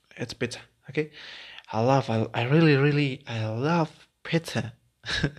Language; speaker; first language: English; non-native, learner; Spanish